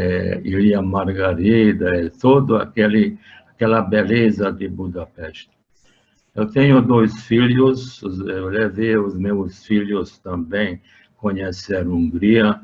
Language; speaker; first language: Portuguese; non-native, fluent; Hungarian